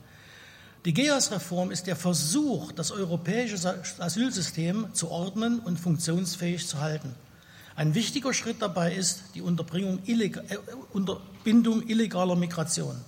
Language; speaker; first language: German; native; German